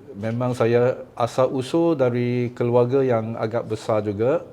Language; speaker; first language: Malay; non-native, local second language; Cantonese